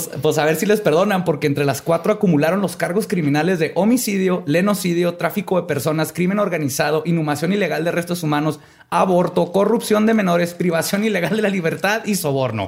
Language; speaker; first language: Spanish; native; Spanish